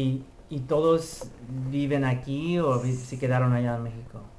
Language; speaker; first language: Spanish; early bilingual, heritage; Spanish